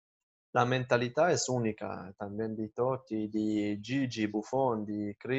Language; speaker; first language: Spanish; non-native, learner; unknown